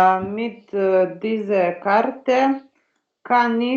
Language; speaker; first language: German; non-native, learner; Macedonian